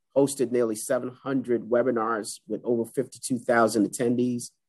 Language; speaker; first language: English; native; English